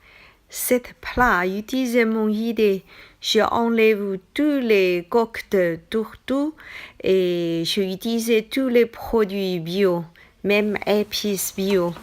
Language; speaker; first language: French; non-native, learner; Thai